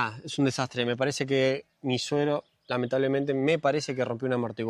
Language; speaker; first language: Spanish; native; Spanish